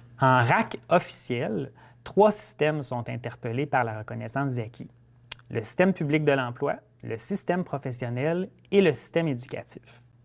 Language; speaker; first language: French; native; French